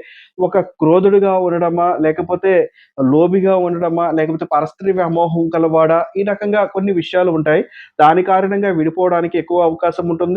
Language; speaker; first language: Telugu; native; Telugu